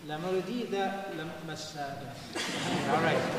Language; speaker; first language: Spanish; non-native, learner; English